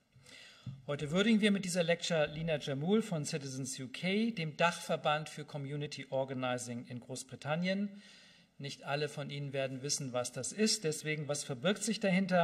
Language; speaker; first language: German; native; German